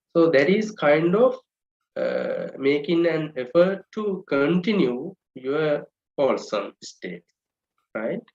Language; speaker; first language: English; non-native, local second language; Sinhala